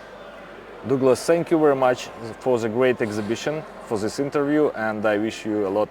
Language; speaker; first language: English; non-native, fluent; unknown